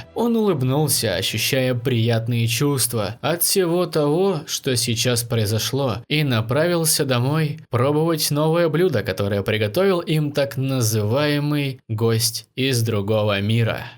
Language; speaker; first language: Russian; native; Russian